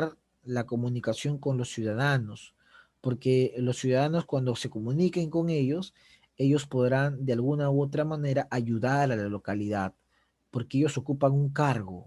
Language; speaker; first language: Spanish; native; Spanish